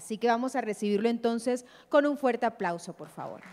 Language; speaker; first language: Spanish; native; Spanish